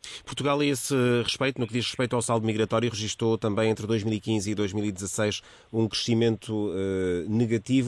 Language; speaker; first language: Portuguese; native; Portuguese